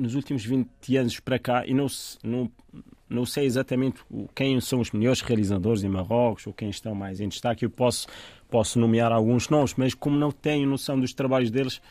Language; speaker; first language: Portuguese; non-native, fluent; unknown